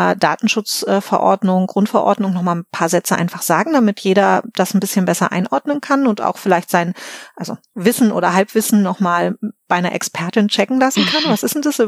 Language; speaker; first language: German; native; German